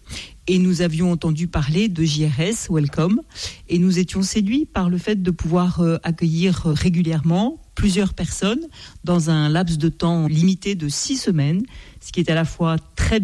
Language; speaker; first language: French; native; French